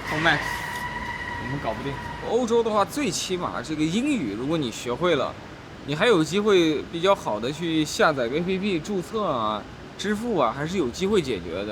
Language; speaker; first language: Chinese; native; Chinese